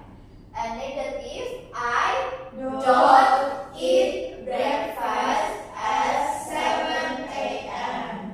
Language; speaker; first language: English; non-native, learner; Indonesian